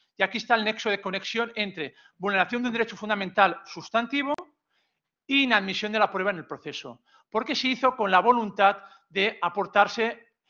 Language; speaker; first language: Spanish; non-native, local second language; Catalan